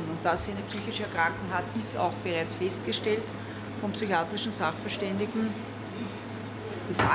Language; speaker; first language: German; native; German